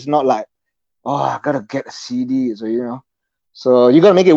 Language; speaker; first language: English; non-native, local second language; Malay